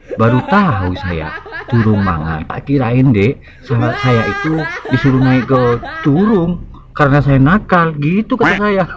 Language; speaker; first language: Indonesian; non-native, local second language; Madurese